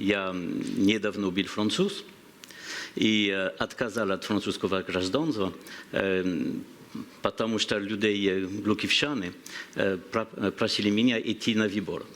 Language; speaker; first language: Russian; non-native, learner; French